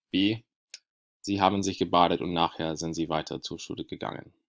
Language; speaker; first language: German; non-native, learner; English